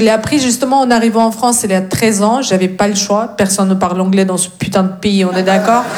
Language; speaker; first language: French; non-native, fluent; Russian